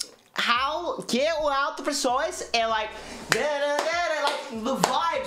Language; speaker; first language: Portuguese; non-native, learner; English